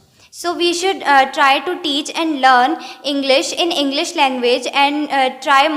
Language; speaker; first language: English; non-native, fluent; Hindi